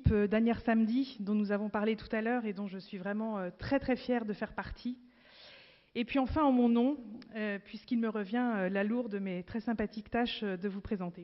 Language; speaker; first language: French; native; French